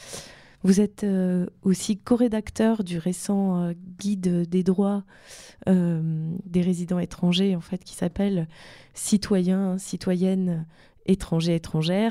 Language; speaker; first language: French; native; French